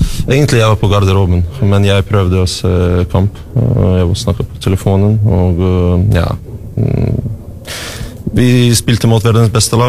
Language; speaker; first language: Norwegian; non-native, learner; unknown